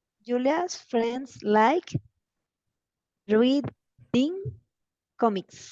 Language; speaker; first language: English; non-native, learner; Spanish